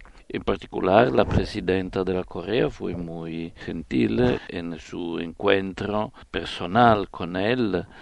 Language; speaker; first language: Spanish; non-native, fluent; Italian